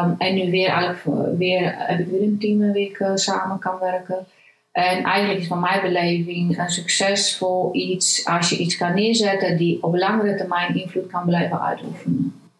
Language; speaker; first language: Dutch; non-native, fluent; Romanian